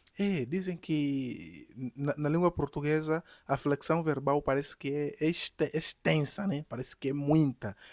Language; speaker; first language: Portuguese; native; Portuguese